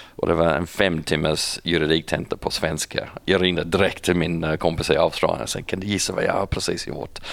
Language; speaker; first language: Swedish; non-native, fluent; English